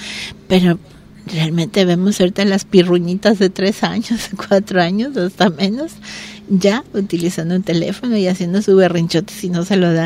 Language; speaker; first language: Spanish; native; Spanish